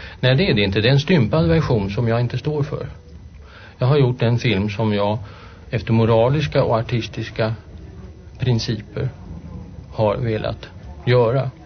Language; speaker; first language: Swedish; native; Swedish